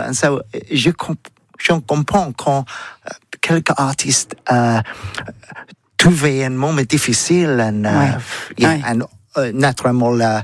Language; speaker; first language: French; non-native, learner; English